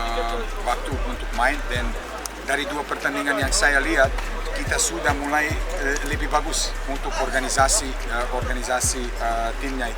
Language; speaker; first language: Indonesian; non-native, learner; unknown